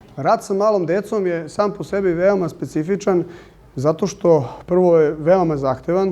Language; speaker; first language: Bosnian; native; Bosnian